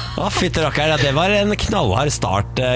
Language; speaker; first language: Norwegian; native; Norwegian